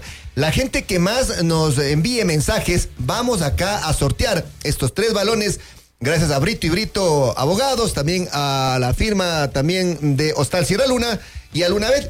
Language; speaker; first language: Spanish; native; Spanish